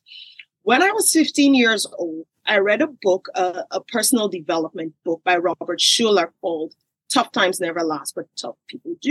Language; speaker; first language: English; non-native, local second language; Yoruba